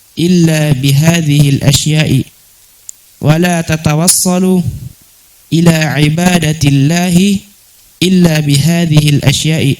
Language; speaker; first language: Arabic; non-native, learner; Indonesian